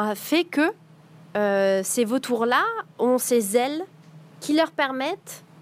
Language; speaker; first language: French; native; French